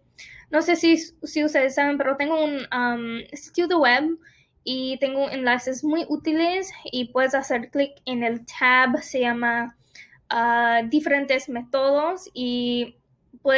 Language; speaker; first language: Spanish; non-native, fluent; English